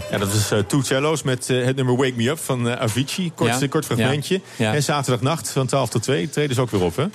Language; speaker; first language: Dutch; native; Dutch